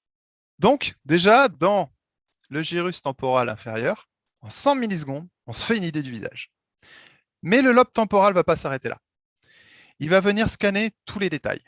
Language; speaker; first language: French; native; French